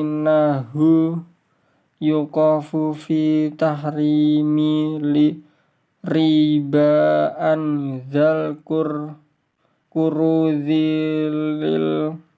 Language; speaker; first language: Arabic; non-native, learner; Indonesian